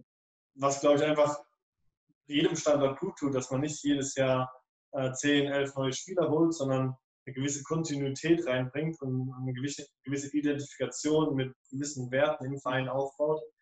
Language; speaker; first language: German; native; German